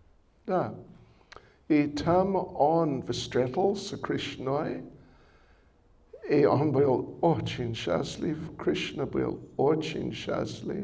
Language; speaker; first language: Russian; non-native, learner; English